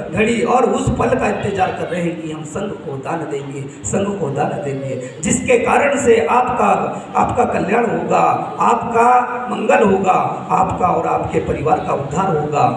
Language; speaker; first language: Hindi; native; Hindi